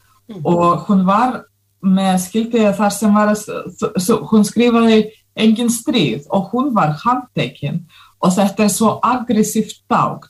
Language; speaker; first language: Icelandic; non-native, fluent; Russian